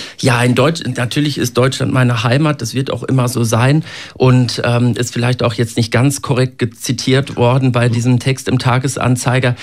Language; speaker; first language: German; native; German